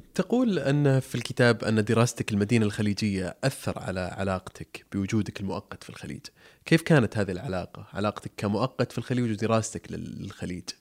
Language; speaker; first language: Arabic; native; Arabic